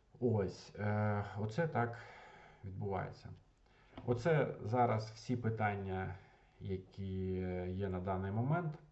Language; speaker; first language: Ukrainian; non-native, local second language; Russian